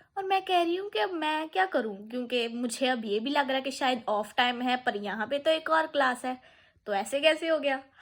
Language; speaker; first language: Urdu; native; Urdu